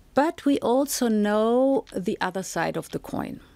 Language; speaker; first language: English; non-native, fluent; German